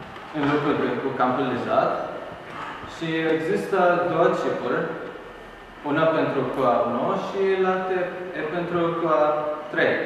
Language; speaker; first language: Romanian; non-native, fluent; Arabic